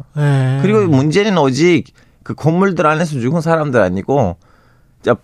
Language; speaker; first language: Korean; non-native, fluent; Turkish